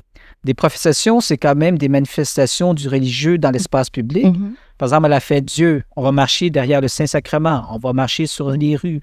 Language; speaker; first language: French; native; French